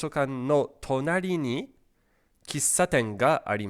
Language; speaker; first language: Japanese; non-native, fluent; English